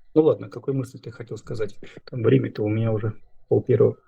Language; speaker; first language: Russian; native; Russian